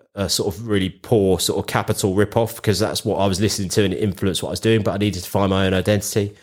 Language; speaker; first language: English; native; English